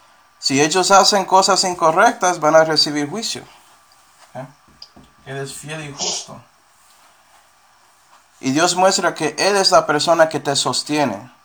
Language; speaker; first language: Spanish; non-native, fluent; English